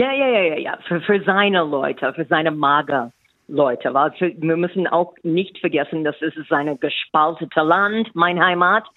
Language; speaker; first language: German; non-native, fluent; English